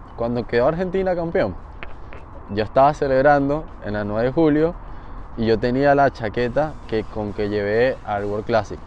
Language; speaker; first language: Spanish; native; Spanish